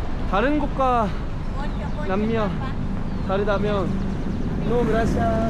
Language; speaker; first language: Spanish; non-native, learner; Korean